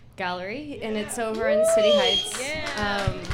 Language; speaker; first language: English; native; English